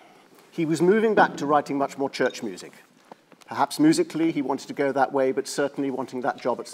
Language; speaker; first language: English; native; English